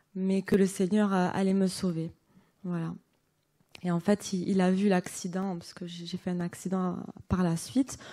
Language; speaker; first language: French; native; French